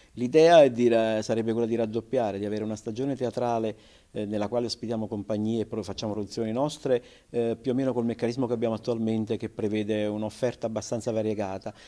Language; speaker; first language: Italian; native; Italian